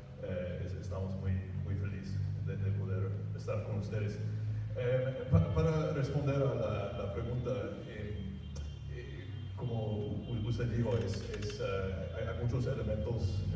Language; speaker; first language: Spanish; non-native, fluent; English